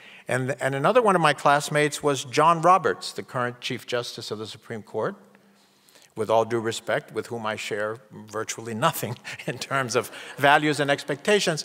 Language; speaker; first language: English; native; English